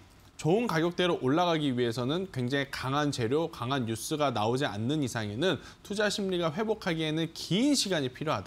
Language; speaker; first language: Korean; native; Korean